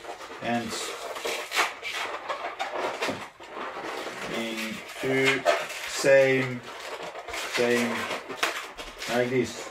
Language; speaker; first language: English; non-native, learner; Italian